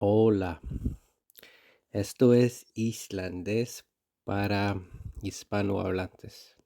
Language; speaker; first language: Spanish; non-native, fluent; Icelandic